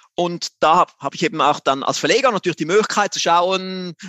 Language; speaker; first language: German; native; German